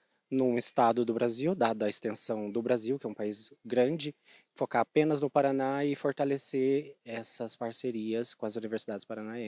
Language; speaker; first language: Portuguese; native; Portuguese